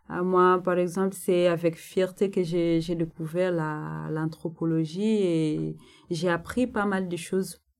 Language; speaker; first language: French; non-native, local second language; Nande